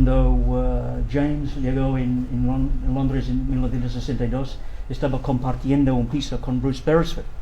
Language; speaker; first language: Spanish; non-native, learner; English